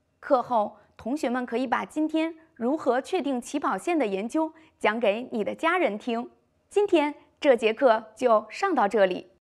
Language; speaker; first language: Chinese; native; Chinese